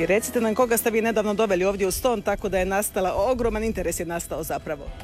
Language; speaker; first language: Serbian; native; Serbian